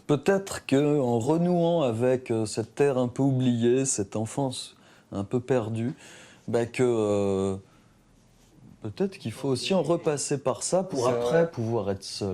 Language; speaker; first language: French; native; French